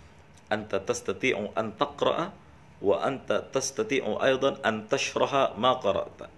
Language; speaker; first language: Arabic; non-native, learner; Indonesian